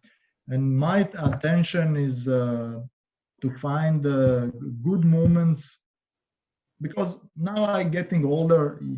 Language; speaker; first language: English; non-native, learner; Croatian